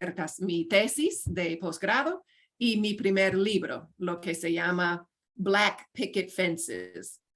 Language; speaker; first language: Spanish; non-native, fluent; English